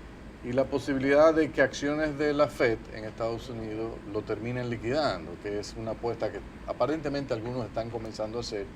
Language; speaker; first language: Spanish; native; Spanish